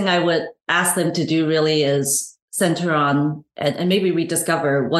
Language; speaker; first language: English; non-native, local second language; Cantonese